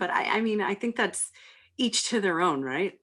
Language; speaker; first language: English; native; English